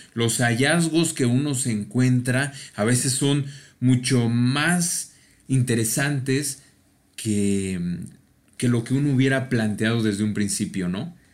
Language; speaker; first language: Spanish; native; Spanish